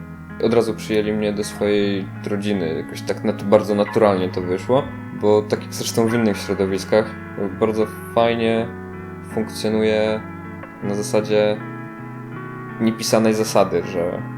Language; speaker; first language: Polish; native; Polish